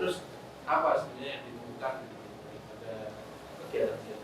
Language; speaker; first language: Indonesian; native; Indonesian